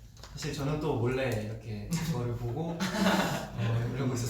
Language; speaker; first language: Korean; native; Korean